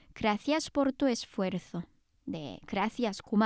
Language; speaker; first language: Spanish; non-native, fluent; Korean